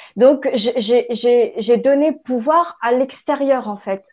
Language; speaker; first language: French; native; French